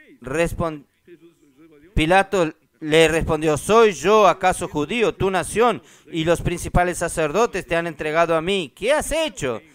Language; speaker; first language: Spanish; non-native, fluent; Portuguese